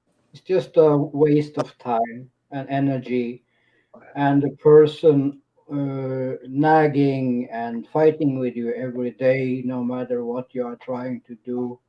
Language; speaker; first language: English; non-native, fluent; Norwegian